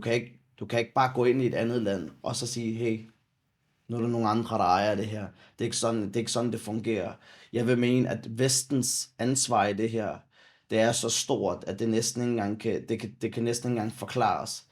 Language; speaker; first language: Danish; early bilingual, other home language; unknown